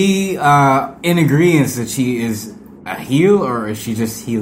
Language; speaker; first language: English; non-native, local second language; Filipino